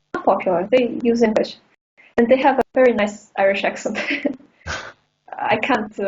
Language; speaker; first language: English; non-native, fluent; Russian